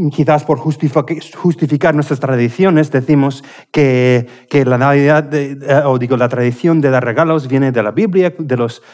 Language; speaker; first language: Spanish; non-native, fluent; English